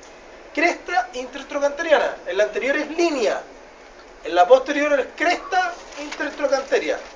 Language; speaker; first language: Spanish; native; Spanish